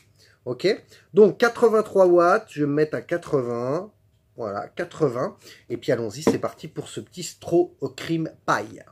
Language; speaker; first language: French; native; French